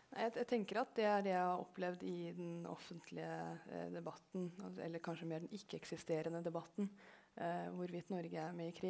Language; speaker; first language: Norwegian; early bilingual, other home language; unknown